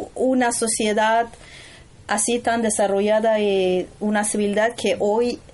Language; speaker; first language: Spanish; non-native, learner; Persian